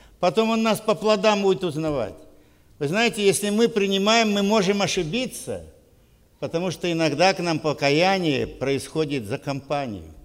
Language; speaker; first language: Russian; native; Russian